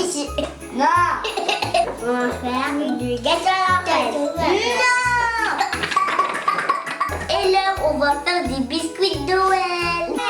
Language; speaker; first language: French; native; French